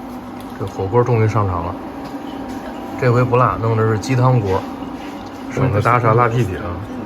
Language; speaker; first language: Chinese; native; Chinese